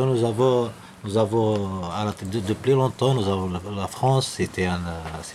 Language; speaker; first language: French; non-native, local second language; Arabic